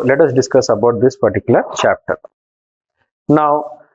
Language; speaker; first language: English; non-native, local second language; Telugu